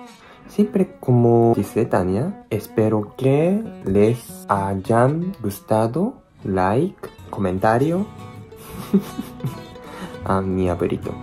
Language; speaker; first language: Spanish; non-native, learner; Japanese